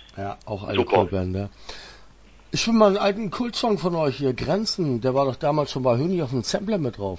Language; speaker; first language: German; native; German